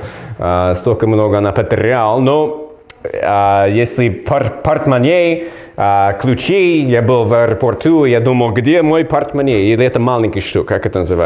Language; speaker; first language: Russian; non-native, learner; English